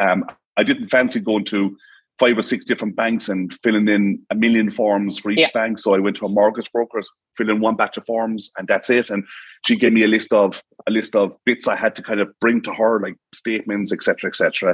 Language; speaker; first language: English; native; English